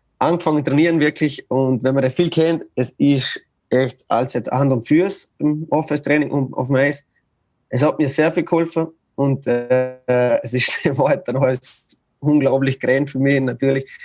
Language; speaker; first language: German; native; German